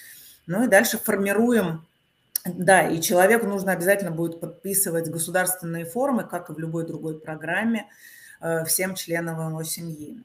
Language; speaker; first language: Russian; native; Russian